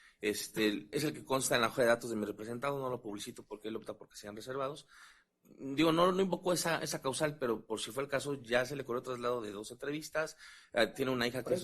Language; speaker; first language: Spanish; native; Spanish